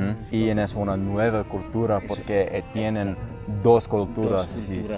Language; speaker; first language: Spanish; non-native, learner; English